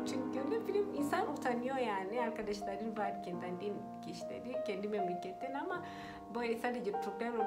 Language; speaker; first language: Turkish; non-native, fluent; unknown